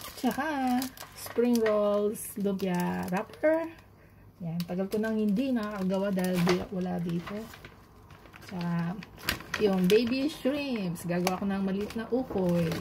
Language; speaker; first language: Filipino; native; Filipino